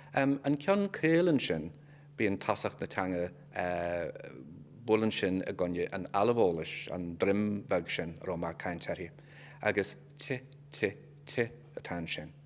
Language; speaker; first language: Irish; native; Irish